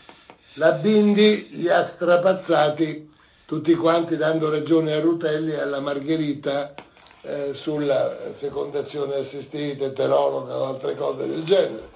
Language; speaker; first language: Italian; native; Italian